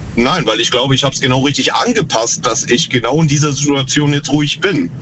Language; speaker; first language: German; native; German